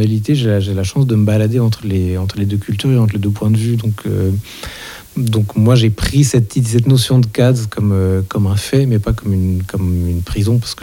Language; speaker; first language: French; native; French